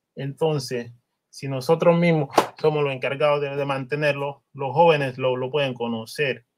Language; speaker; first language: Spanish; non-native, local second language; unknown